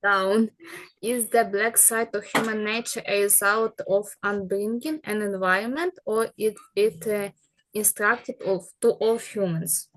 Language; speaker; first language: English; non-native, learner; Ukrainian